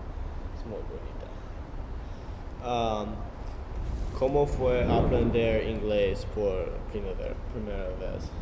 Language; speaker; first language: Spanish; non-native, learner; English